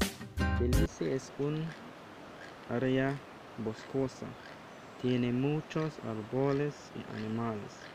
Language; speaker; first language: Spanish; non-native, learner; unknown